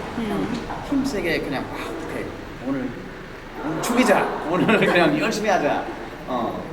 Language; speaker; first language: Korean; early bilingual, heritage; English